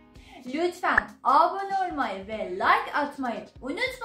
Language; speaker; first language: Turkish; non-native, fluent; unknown